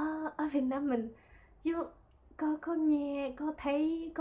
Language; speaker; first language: Vietnamese; non-native, learner; French